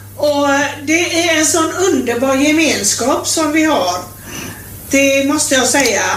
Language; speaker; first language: Swedish; native; Swedish